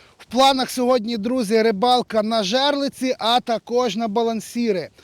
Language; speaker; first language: Ukrainian; native; Ukrainian